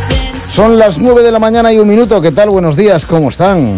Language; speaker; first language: Spanish; native; Spanish